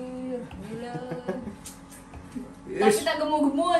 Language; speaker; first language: Indonesian; native; Indonesian